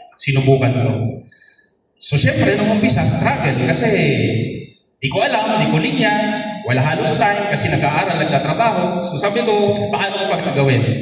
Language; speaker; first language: Filipino; non-native, local second language; Bikol